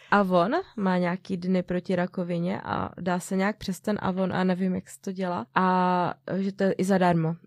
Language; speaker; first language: Czech; native; Czech